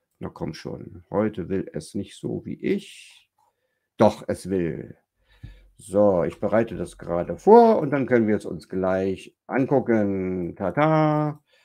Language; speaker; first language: German; native; German